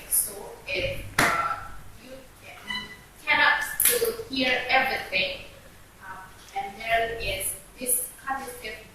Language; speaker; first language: English; non-native, learner; Indonesian